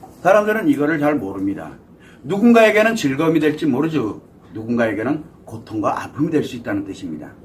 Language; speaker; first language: Korean; native; Korean